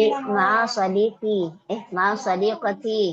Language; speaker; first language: Arabic; non-native, learner; Indonesian